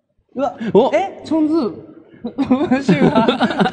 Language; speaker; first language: Chinese; non-native, learner; Japanese